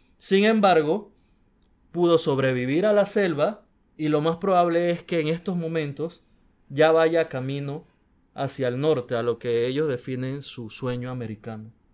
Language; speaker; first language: Spanish; native; Spanish